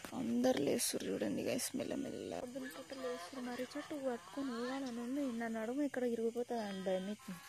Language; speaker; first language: Telugu; non-native, local second language; Lambadi